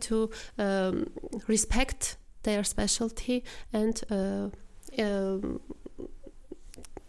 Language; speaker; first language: English; non-native, fluent; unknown